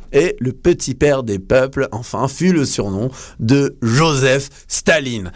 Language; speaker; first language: French; native; French